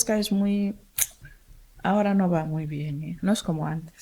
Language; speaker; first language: Spanish; non-native, learner; Wolof